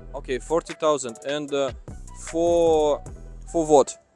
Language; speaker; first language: English; non-native, learner; Russian